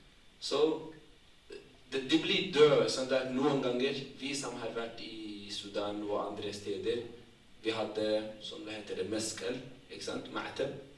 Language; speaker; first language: Norwegian; non-native, fluent; Tigrinya